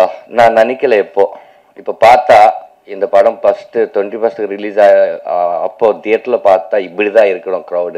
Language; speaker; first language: Tamil; non-native, local second language; Telugu